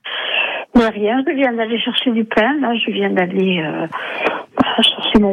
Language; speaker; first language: French; native; French